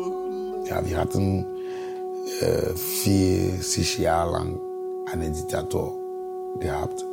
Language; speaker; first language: German; non-native, fluent; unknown